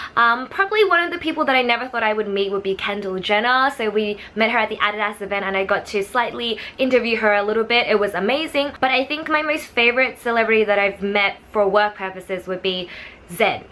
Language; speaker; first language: English; early bilingual, other home language; Chinese